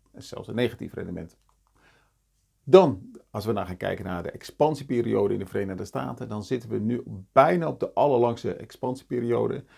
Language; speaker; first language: Dutch; native; Dutch